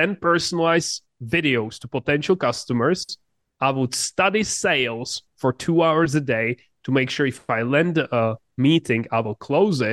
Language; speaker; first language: English; non-native, fluent; Czech